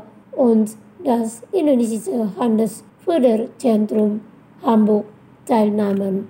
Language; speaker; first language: German; non-native, fluent; Indonesian